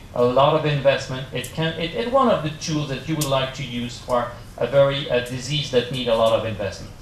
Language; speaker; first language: English; non-native, fluent; French